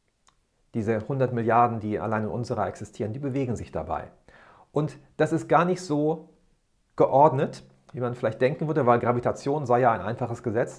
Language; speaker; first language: German; native; German